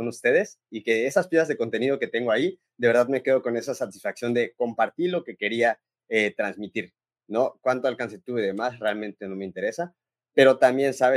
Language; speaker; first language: Spanish; native; Spanish